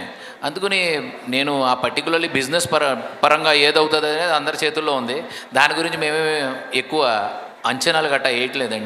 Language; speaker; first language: Telugu; native; Telugu